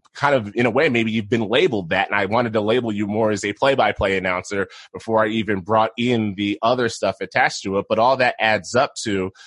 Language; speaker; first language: English; native; English